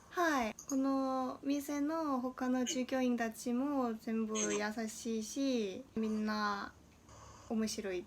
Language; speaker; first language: Japanese; non-native, learner; Korean